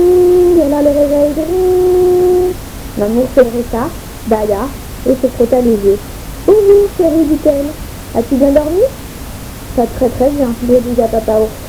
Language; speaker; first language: French; native; French